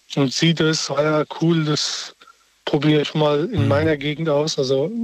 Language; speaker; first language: German; native; German